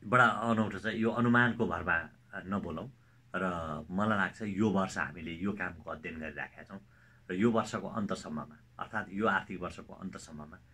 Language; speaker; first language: Nepali; native; Nepali